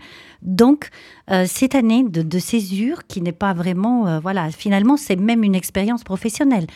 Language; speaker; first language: French; native; French